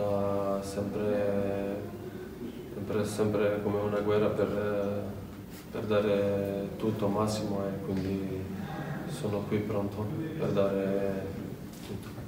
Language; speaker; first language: Italian; non-native, fluent; Serbian